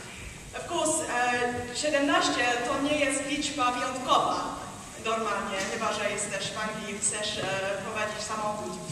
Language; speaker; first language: Polish; non-native, learner; English